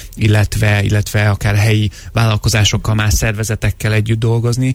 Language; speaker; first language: Hungarian; native; Hungarian